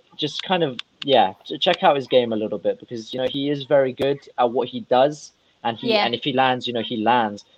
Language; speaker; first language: English; non-native, fluent; Russian